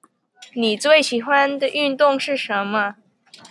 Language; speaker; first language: Chinese; non-native, learner; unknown